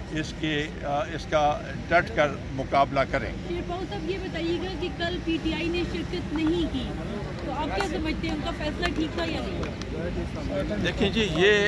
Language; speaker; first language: Urdu; non-native, local second language; Pashto